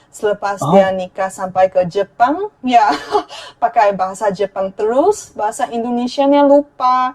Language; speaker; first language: Malay; non-native, fluent; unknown